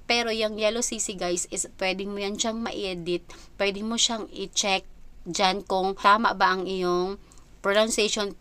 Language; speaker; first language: Filipino; non-native, local second language; Cebuano